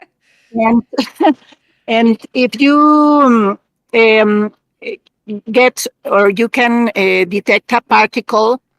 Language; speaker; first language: English; non-native, learner; Spanish